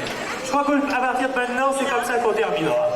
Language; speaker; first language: French; native; French